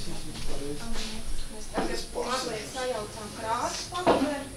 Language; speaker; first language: Latvian; native; Latvian